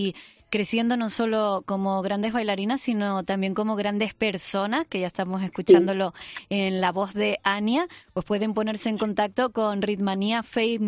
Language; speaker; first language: Spanish; native; Spanish